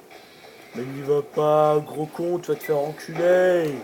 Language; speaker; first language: French; native; French